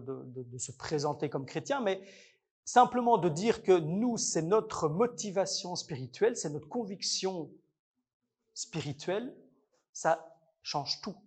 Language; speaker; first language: French; native; French